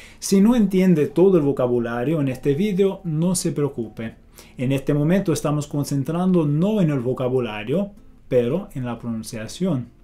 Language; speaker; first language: Spanish; non-native, fluent; English